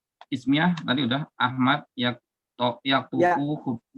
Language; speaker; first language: Arabic; non-native, learner; Indonesian